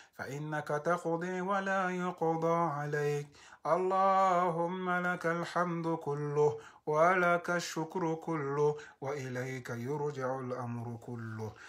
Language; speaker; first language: Arabic; non-native, fluent; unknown